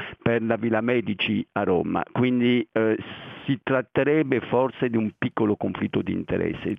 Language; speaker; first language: Italian; non-native, fluent; French